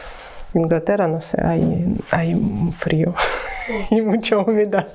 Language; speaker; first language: Spanish; non-native, learner; Ukrainian